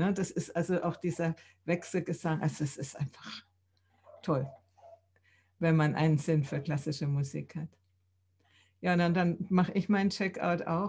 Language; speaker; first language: German; native; German